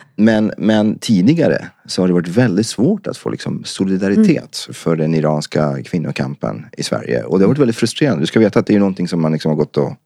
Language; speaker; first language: Swedish; early bilingual, other home language; Persian